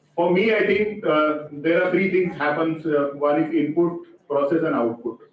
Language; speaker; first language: English; non-native, local second language; Marathi